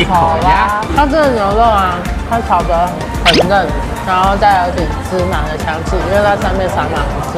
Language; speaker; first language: Chinese; native; Chinese